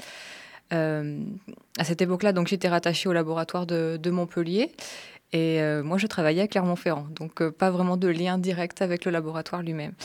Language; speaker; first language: French; native; French